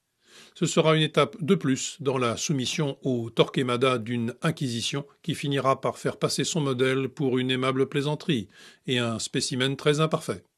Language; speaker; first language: French; native; French